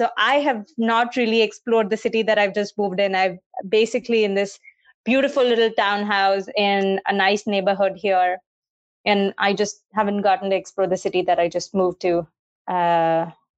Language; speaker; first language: English; non-native, local second language; Hindi